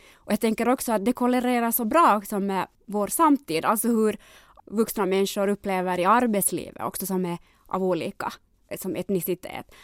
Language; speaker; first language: Swedish; native; Swedish